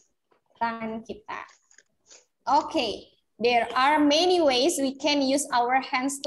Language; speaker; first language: English; non-native, fluent; Indonesian